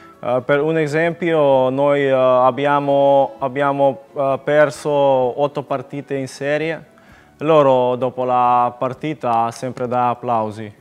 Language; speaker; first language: Italian; non-native, learner; Macedonian